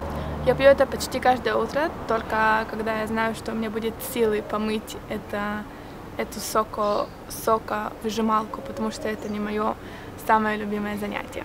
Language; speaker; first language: Russian; early bilingual, heritage; Russian